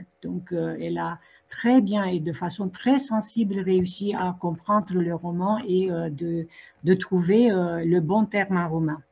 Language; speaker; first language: French; non-native, fluent; Romanian